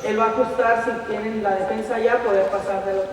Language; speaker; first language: Spanish; native; Spanish